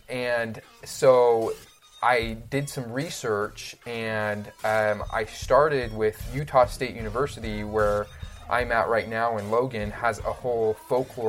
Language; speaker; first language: English; native; English